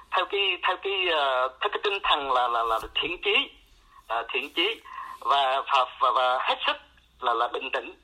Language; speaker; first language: Vietnamese; non-native, local second language; Eastern Cham